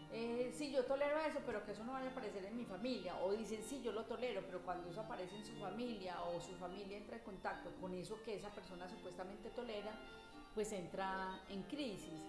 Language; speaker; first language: Spanish; native; Spanish